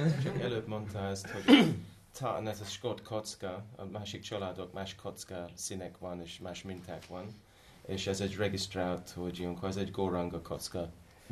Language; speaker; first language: Hungarian; non-native, learner; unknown